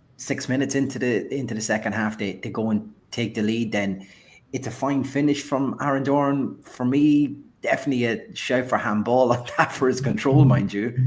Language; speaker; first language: English; native; English